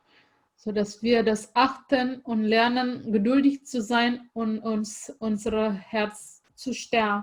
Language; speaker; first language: German; non-native, fluent; Indonesian